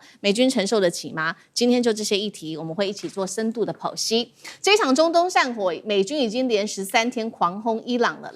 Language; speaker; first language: Chinese; native; Chinese